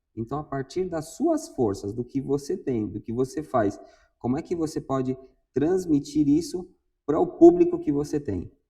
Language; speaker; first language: Portuguese; non-native, fluent; Spanish